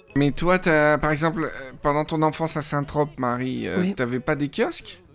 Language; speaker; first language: French; native; French